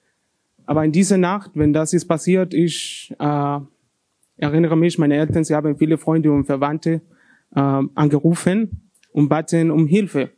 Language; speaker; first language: German; non-native, learner; Spanish